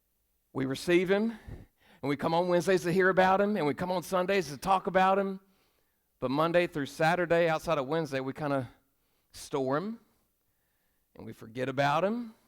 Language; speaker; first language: English; native; English